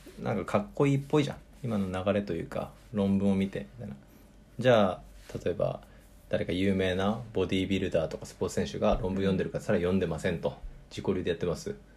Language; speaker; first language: Japanese; native; Japanese